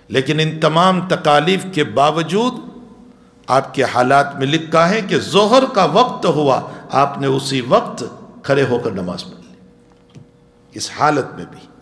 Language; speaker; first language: Urdu; non-native, local second language; Gujarati